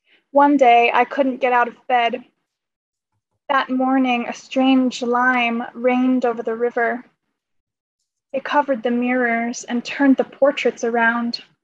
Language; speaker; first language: English; native; English